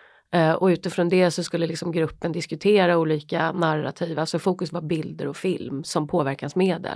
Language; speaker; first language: Swedish; native; Swedish